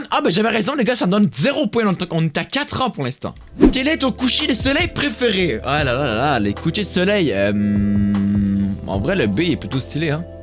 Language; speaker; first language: French; native; French